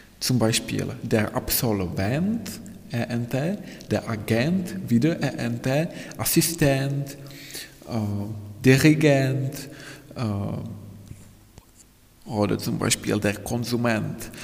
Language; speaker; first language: German; non-native, fluent; Czech